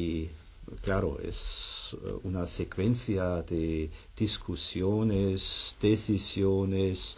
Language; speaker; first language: Spanish; non-native, fluent; German